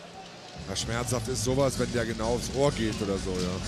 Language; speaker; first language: German; native; German